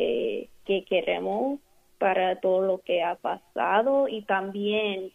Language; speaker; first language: Spanish; non-native, fluent; English